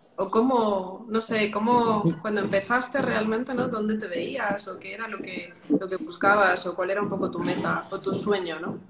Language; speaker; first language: Spanish; native; Spanish